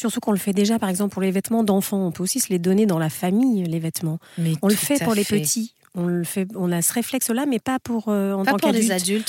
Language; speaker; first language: French; native; French